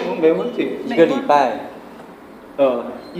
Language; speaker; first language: Chinese; non-native, learner; Korean